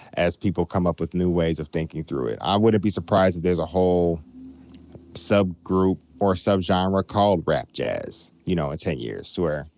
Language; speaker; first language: English; native; English